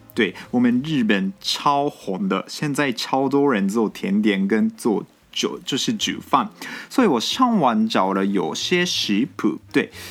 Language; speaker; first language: Chinese; non-native, fluent; Japanese